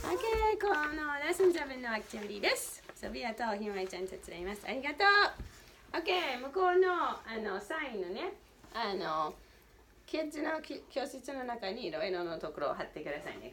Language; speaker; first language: Japanese; non-native, learner; English